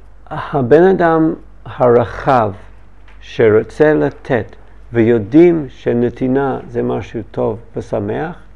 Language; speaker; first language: Hebrew; non-native, learner; English